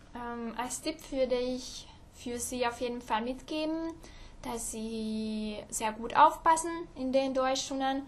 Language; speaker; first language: German; non-native, local second language; Hungarian